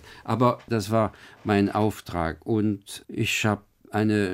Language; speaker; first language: German; non-native, fluent; French